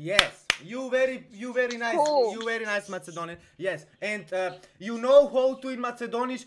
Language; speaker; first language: English; non-native, learner; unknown